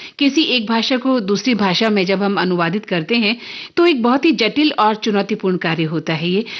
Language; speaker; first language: Hindi; native; Hindi